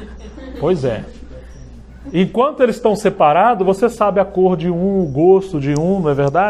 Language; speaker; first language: Portuguese; native; Portuguese